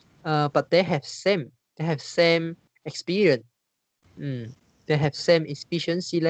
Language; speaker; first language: English; non-native, fluent; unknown